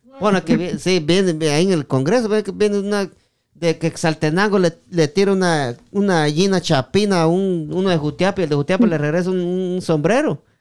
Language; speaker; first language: Spanish; native; Spanish